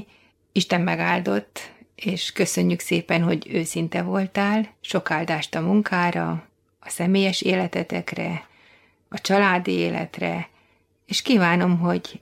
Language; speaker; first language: Hungarian; native; Hungarian